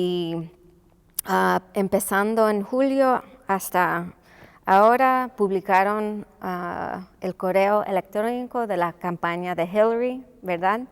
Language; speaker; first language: Spanish; non-native, local second language; English